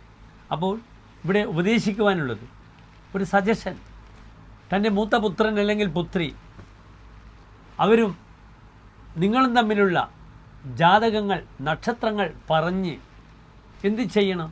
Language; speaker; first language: Malayalam; native; Malayalam